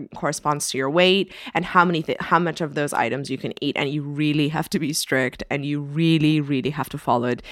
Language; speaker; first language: English; early bilingual, other home language; Persian